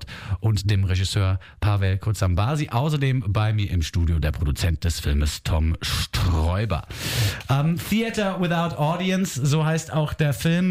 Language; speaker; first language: German; native; German